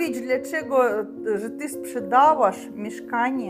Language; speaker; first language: Polish; non-native, fluent; Russian